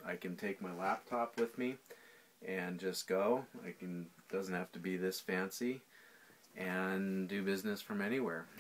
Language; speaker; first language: English; native; English